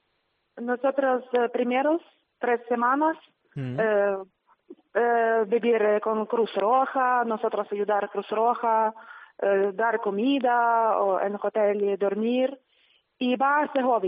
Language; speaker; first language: Spanish; non-native, learner; Ukrainian